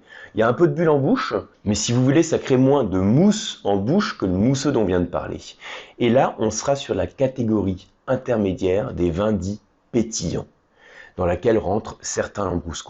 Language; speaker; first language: French; native; French